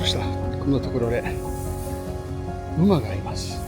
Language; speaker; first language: Japanese; non-native, fluent; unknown